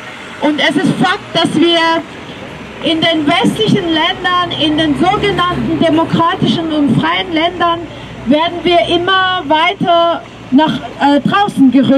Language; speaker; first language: German; early bilingual, other home language; Tibetan